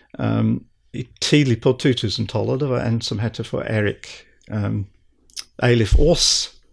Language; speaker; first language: Norwegian; non-native, fluent; English